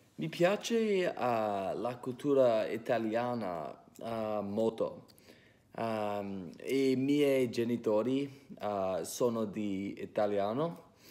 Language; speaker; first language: Italian; early bilingual, heritage; English